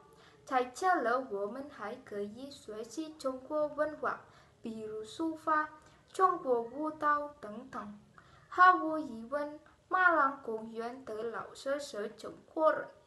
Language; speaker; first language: Chinese; non-native, learner; Indonesian